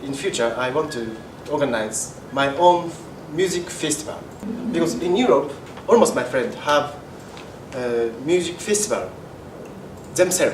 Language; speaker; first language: English; non-native, learner; Japanese